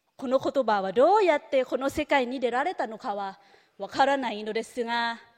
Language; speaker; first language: Japanese; non-native, fluent; Thai